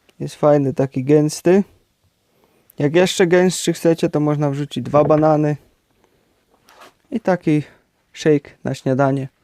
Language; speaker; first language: Polish; native; Polish